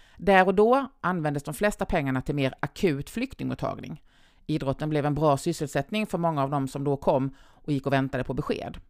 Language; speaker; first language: Swedish; native; Swedish